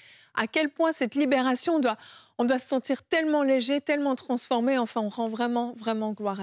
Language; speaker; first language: French; native; French